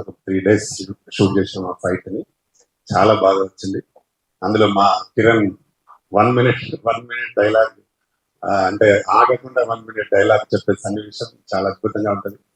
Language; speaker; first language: Telugu; native; Telugu